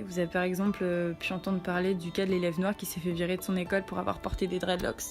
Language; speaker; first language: French; native; French